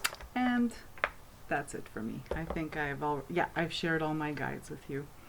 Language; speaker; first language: English; native; English